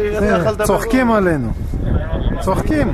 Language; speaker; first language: Hebrew; native; Hebrew